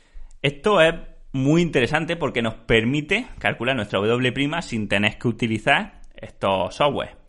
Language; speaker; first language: Spanish; native; Spanish